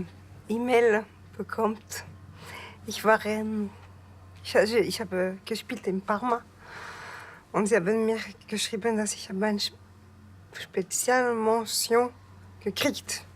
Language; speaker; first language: German; non-native, learner; French